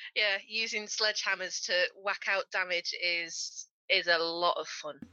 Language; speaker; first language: English; native; English